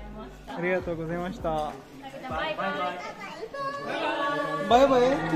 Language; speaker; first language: Japanese; non-native, learner; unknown